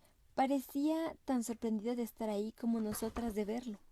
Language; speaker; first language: Spanish; native; Spanish